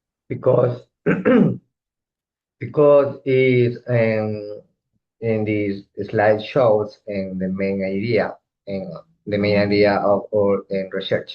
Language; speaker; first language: English; non-native, learner; Spanish